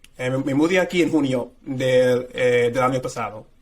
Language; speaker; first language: Spanish; non-native, fluent; English